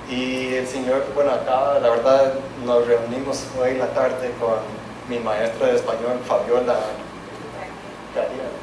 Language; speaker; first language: Spanish; non-native, fluent; English